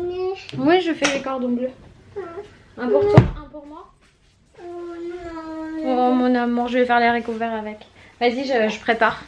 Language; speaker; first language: French; native; French